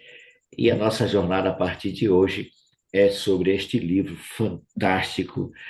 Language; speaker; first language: Portuguese; native; Portuguese